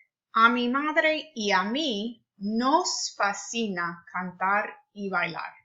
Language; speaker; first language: Spanish; non-native, fluent; English